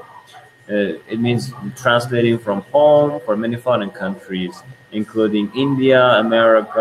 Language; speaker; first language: English; non-native, fluent; Persian